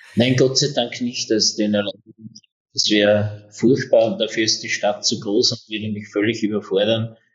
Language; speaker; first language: German; native; German